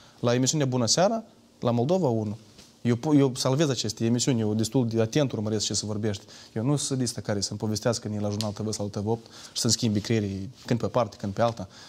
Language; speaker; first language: Romanian; native; Romanian